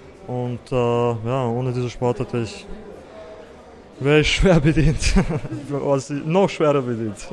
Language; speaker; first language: German; early bilingual, other home language; Serbian